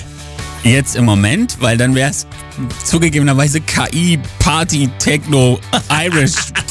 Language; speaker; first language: German; native; German